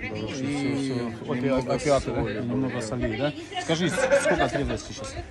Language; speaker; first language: Russian; native; Russian